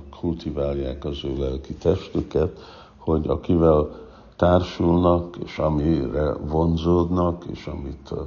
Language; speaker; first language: Hungarian; non-native, fluent; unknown